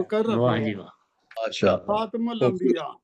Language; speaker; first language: Hindi; non-native, local second language; Punjabi